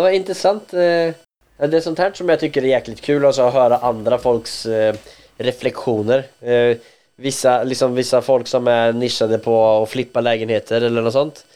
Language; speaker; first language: Swedish; native; Swedish